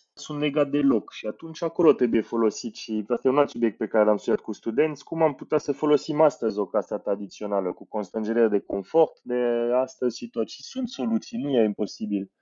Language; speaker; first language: Romanian; non-native, fluent; French